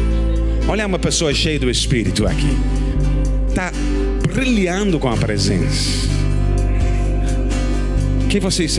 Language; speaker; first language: Portuguese; non-native, learner; English